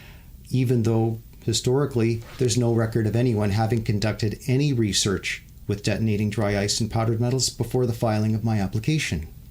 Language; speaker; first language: English; native; English